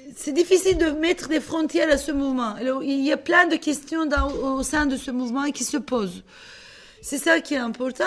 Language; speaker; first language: French; non-native, fluent; Turkish